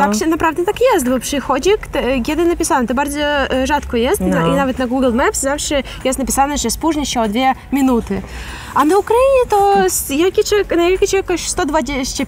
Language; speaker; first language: Polish; non-native, fluent; Ukrainian